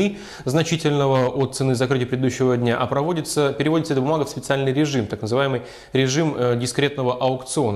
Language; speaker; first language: Russian; native; Russian